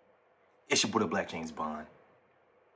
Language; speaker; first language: English; native; English